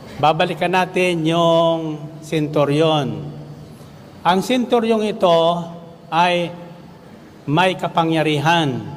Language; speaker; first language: Filipino; native; Filipino